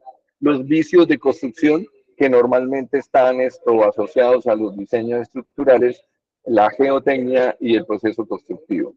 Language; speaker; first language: Spanish; native; Spanish